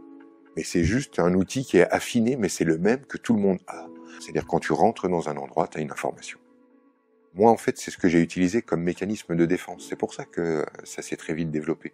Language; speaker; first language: French; native; French